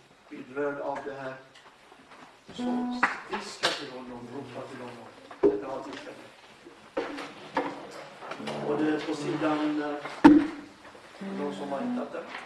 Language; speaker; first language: Swedish; non-native, fluent; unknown